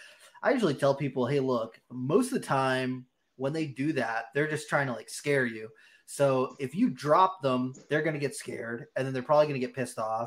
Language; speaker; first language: English; native; English